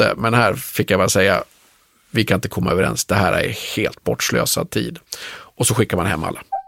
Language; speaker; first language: Swedish; native; Swedish